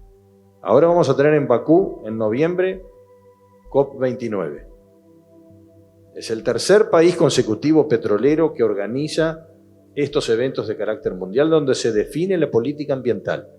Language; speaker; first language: Spanish; native; Spanish